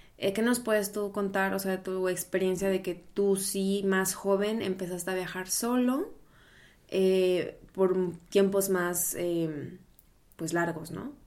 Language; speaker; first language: Spanish; native; Spanish